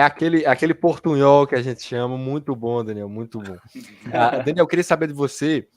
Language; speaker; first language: Portuguese; native; Portuguese